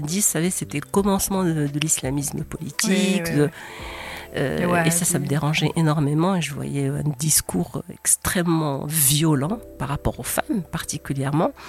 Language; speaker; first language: French; non-native, local second language; Arabic